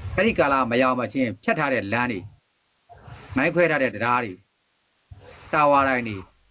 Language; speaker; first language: Burmese; native; Burmese